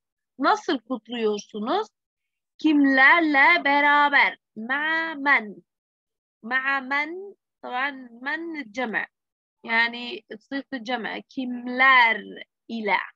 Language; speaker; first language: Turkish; non-native, fluent; Arabic